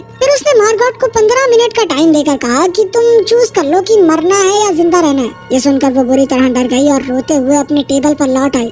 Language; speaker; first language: Hindi; native; Hindi